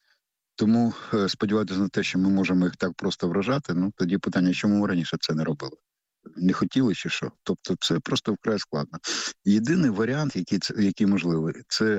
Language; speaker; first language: Ukrainian; native; Ukrainian